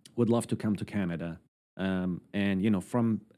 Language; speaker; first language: English; non-native, fluent; Arabic